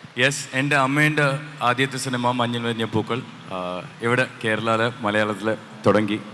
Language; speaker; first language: Malayalam; non-native, learner; Tamil